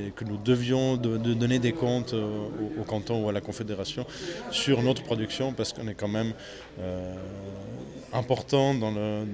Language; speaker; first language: French; native; French